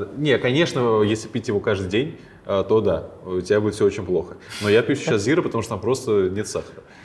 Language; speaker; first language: Russian; native; Russian